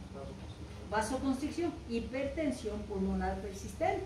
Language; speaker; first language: Spanish; native; Spanish